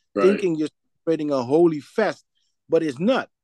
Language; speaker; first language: English; non-native, fluent; Dutch